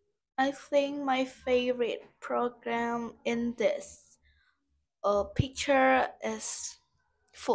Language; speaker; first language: English; non-native, learner; Vietnamese